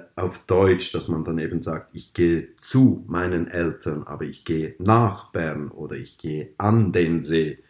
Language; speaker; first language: German; native; German